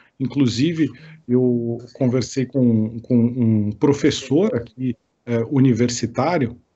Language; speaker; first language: Portuguese; native; Portuguese